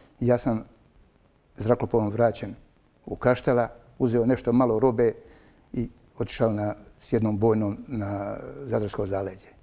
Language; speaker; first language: Croatian; native; Croatian